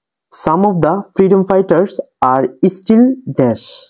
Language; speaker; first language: English; non-native, local second language; Bangla